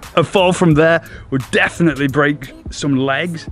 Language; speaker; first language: English; native; English